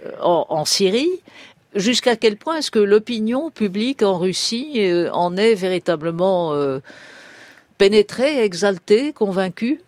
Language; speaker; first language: French; native; French